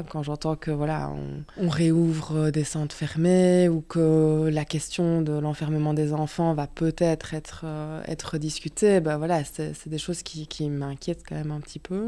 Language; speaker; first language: French; native; French